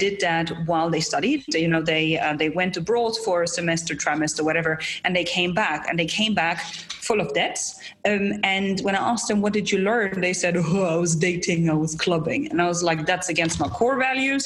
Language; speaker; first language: English; non-native, fluent; German